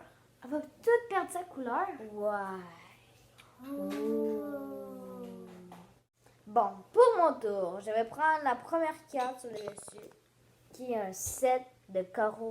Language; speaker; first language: French; native; French